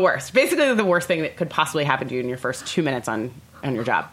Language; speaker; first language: English; native; English